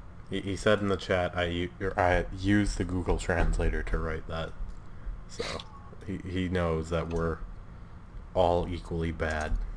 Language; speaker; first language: English; native; English